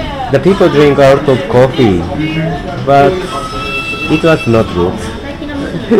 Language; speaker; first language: English; non-native, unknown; Japanese